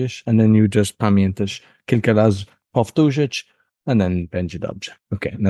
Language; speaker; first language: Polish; non-native, learner; English